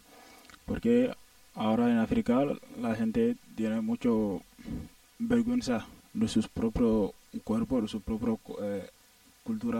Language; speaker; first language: Spanish; non-native, learner; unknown